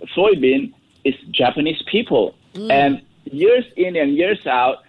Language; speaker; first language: English; non-native, fluent; Indonesian